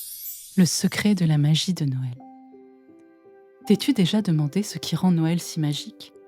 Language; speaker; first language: French; native; French